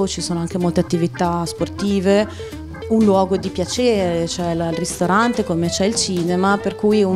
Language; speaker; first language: Italian; native; Italian